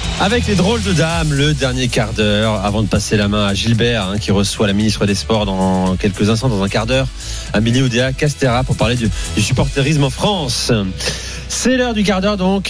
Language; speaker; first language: French; native; French